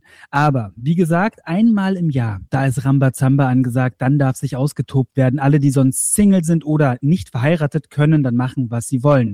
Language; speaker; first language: German; native; German